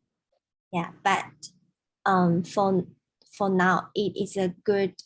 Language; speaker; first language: English; non-native, learner; Chinese